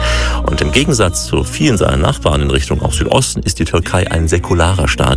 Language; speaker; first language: German; native; German